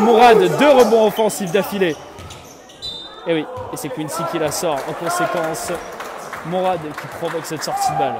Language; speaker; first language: French; native; French